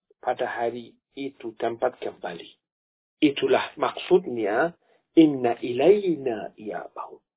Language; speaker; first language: Indonesian; non-native, fluent; Persian